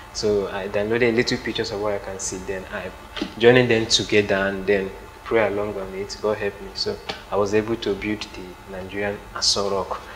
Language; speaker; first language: English; non-native, local second language; Igbo